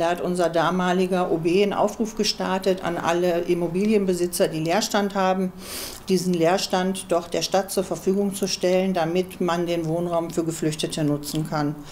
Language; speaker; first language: German; native; German